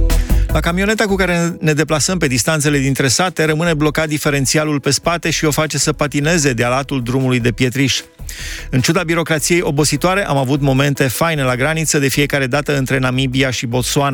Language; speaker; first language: Romanian; native; Romanian